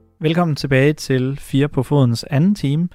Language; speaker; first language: Danish; native; Danish